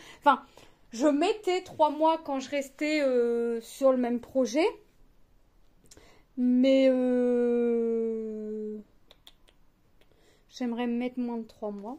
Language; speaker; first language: French; native; French